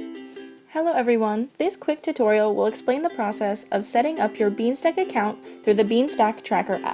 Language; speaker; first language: English; native; English